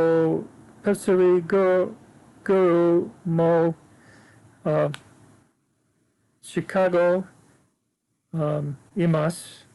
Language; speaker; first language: Japanese; non-native, learner; English